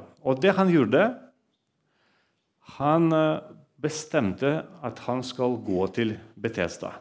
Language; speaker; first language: Norwegian; non-native, fluent; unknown